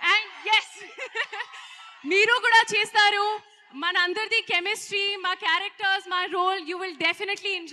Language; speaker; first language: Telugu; non-native, learner; Hindi